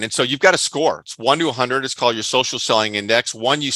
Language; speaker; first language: English; native; English